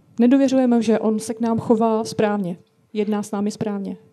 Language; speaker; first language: Czech; non-native, learner; Russian